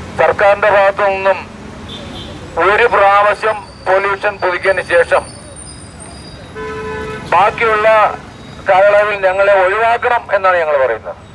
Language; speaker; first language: Malayalam; native; Malayalam